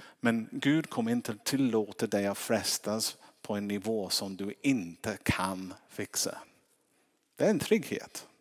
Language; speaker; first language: Swedish; non-native, fluent; English